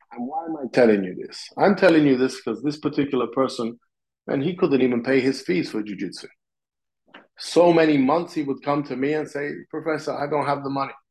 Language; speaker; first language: English; non-native, fluent; Italian